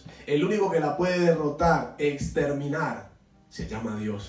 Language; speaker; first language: Spanish; native; Spanish